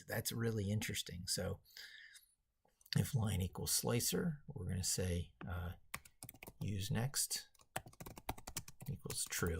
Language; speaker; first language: English; native; English